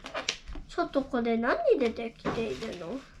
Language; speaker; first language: Japanese; early bilingual, other home language; Korean